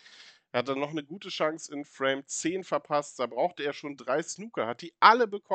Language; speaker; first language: German; native; German